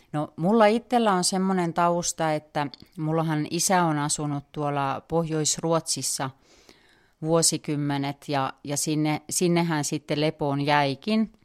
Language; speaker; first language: Finnish; native; Finnish